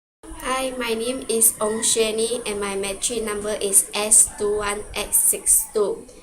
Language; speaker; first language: English; non-native, local second language; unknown